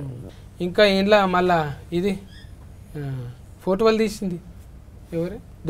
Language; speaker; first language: Telugu; native; Telugu